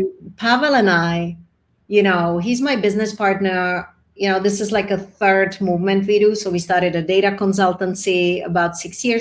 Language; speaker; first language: English; non-native, fluent; Czech